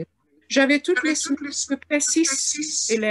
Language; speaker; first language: French; non-native, fluent; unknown